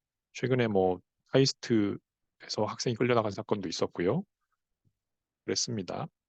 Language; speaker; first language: Korean; native; Korean